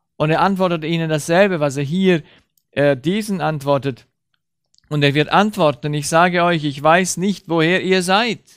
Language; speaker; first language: German; early bilingual, heritage; Romanian